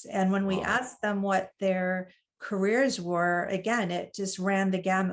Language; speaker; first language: English; native; English